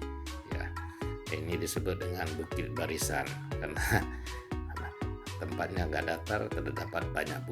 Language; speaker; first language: Indonesian; non-native, local second language; Minangkabau